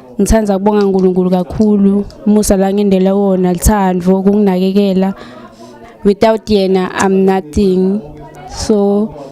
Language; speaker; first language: Zulu; non-native, local second language; Swati